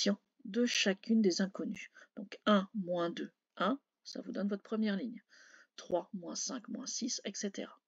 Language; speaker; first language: French; native; French